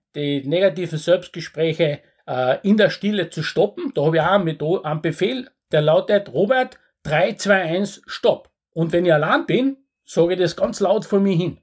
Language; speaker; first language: German; native; German